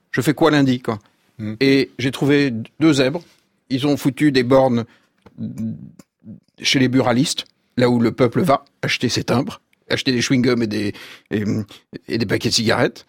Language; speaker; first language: French; native; French